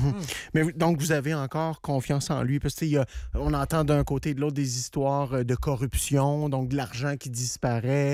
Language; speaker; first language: French; native; French